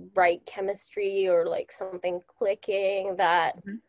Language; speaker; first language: English; non-native, fluent; Japanese